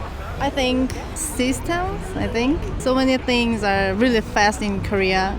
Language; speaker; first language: English; non-native, learner; Korean